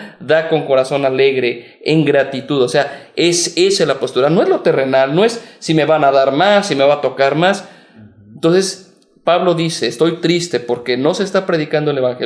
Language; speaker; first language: Spanish; native; Spanish